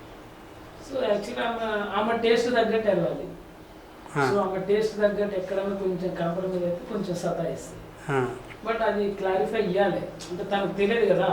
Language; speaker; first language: Telugu; native; Telugu